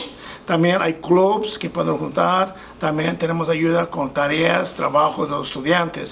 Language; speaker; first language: Spanish; non-native, fluent; English